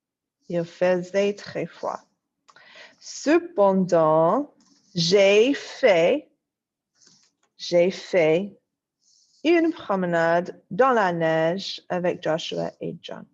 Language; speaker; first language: French; non-native, fluent; English